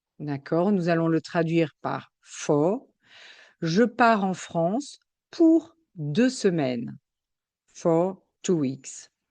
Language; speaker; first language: French; native; French